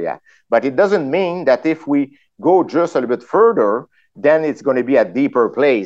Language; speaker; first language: English; non-native, fluent; French